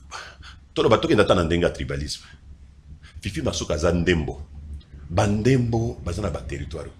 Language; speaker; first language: French; non-native, local second language; Lingala